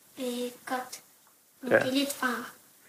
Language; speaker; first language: Danish; early bilingual, heritage; Danish